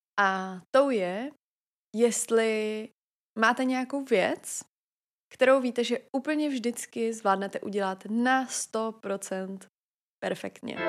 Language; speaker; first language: Czech; native; Czech